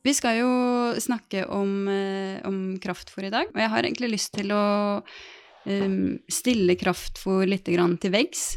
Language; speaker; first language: Norwegian; native; Norwegian